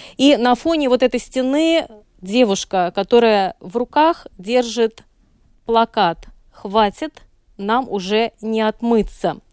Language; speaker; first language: Russian; native; Russian